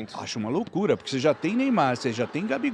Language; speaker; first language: Portuguese; native; Portuguese